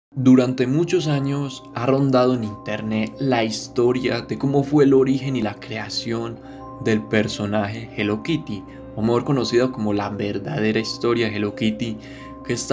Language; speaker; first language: Spanish; native; Spanish